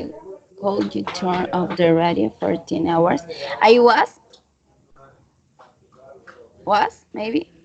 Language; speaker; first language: English; non-native, learner; Spanish